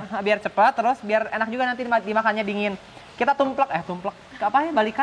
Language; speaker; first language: Indonesian; native; Indonesian